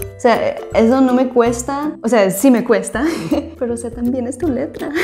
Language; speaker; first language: Spanish; non-native, fluent; German